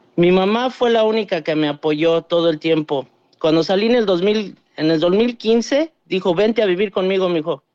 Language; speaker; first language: Spanish; early bilingual, heritage; Spanish